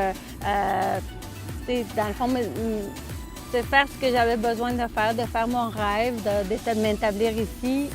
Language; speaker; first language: French; non-native, fluent; Spanish